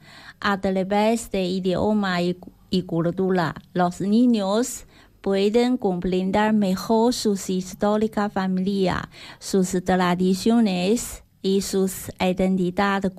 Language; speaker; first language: Spanish; non-native, learner; Chinese